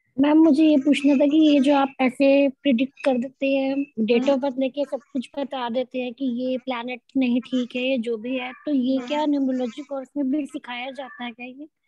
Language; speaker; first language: Hindi; native; Hindi